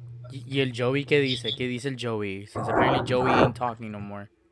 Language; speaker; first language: Spanish; early bilingual, heritage; Spanish